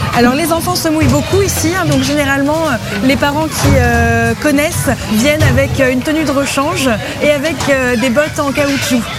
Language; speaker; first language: French; native; French